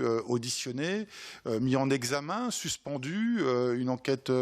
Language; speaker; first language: French; native; French